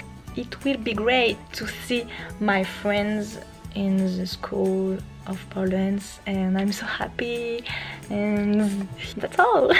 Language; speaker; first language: English; non-native, learner; French